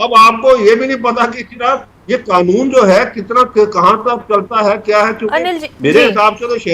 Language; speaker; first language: Hindi; native; Hindi